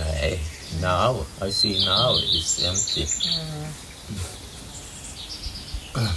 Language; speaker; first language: English; non-native, learner; Swedish